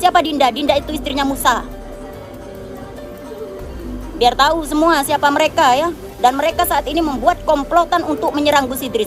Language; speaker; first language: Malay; non-native, local second language; Javanese